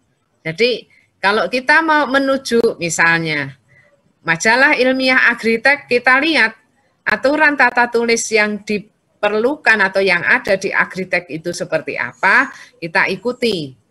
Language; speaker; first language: Indonesian; native; Indonesian